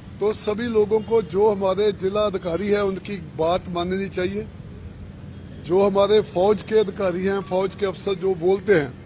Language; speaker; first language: Hindi; non-native, local second language; Punjabi